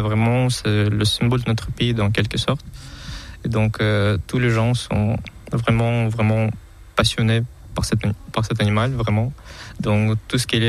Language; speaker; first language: French; non-native, fluent; Kazakh